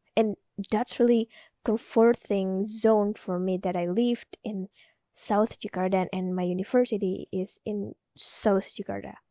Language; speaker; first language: English; non-native, learner; Indonesian